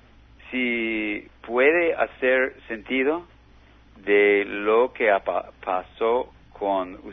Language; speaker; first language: Spanish; non-native, learner; English